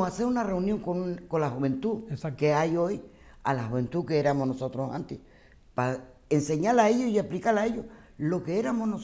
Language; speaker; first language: Spanish; native; Spanish